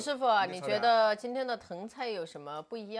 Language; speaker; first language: Chinese; native; Chinese